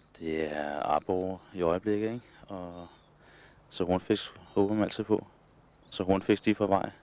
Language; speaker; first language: Danish; native; Danish